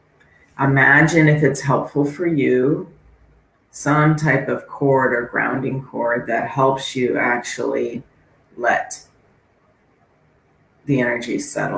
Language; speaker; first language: English; native; English